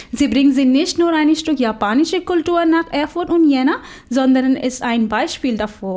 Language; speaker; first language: German; non-native, fluent; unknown